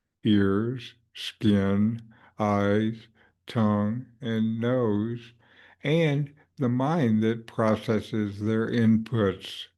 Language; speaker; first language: English; native; English